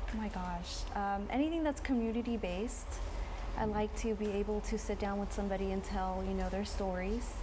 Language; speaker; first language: English; early bilingual, other home language; Spanish